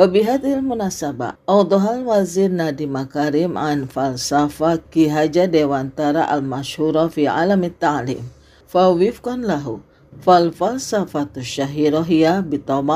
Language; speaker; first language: Arabic; non-native, fluent; Indonesian